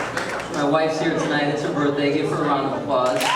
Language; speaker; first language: English; native; English